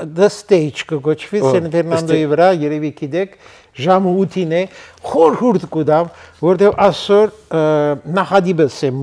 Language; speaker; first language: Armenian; early bilingual, heritage; Armenian